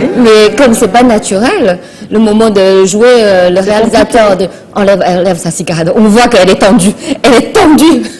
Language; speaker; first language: French; non-native, fluent; Chinese